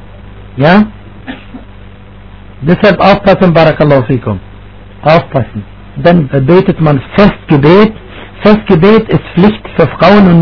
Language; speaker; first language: German; non-native, fluent; Arabic